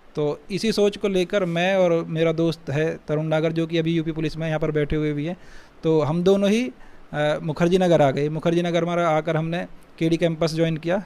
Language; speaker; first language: Hindi; native; Hindi